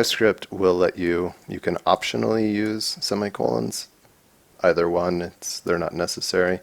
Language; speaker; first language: English; native; English